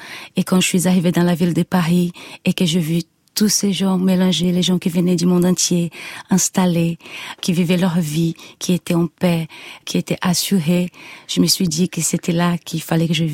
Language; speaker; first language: French; non-native, fluent; Portuguese